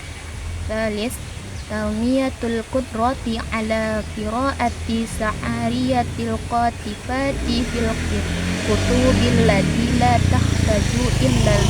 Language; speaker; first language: Arabic; non-native, learner; Indonesian